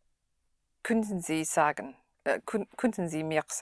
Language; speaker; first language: German; non-native, learner; English